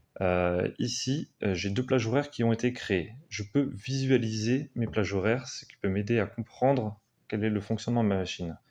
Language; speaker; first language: French; native; French